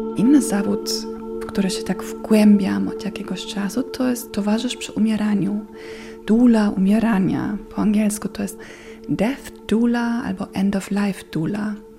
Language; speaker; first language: Polish; non-native, fluent; German